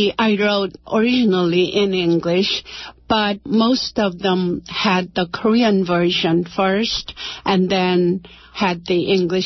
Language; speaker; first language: English; non-native, fluent; Korean